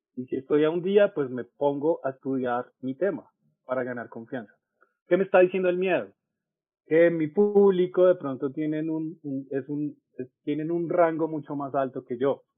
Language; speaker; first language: Spanish; native; Spanish